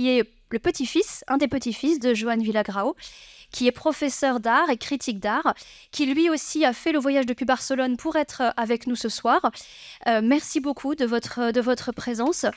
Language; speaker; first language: French; native; French